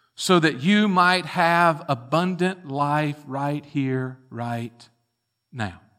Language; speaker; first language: English; native; English